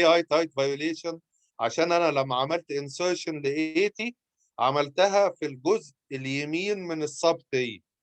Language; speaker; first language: Arabic; native; Arabic